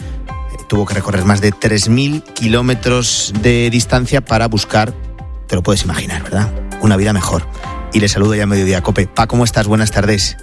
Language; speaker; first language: Spanish; native; Spanish